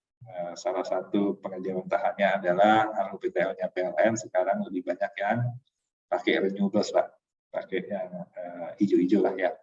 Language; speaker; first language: Indonesian; native; Indonesian